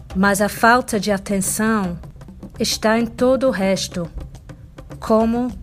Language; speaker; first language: Portuguese; non-native, fluent; English